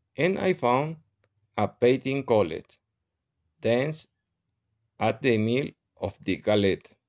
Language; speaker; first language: English; non-native, learner; Spanish